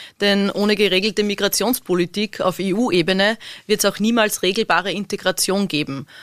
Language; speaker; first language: German; native; German